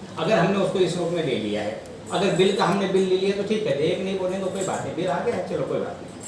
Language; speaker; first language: Hindi; native; Hindi